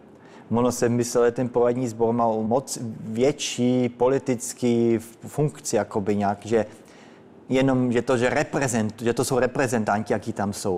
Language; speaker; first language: Czech; early bilingual, heritage; Czech